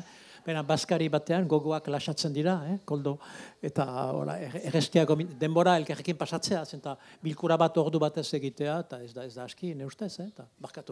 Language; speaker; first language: Basque; native; Basque